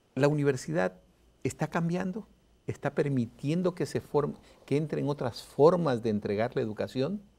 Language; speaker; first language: Spanish; native; Spanish